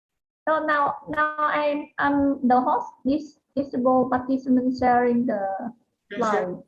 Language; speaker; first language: English; non-native, learner; Vietnamese